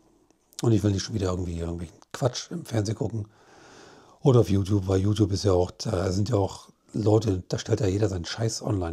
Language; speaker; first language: German; native; German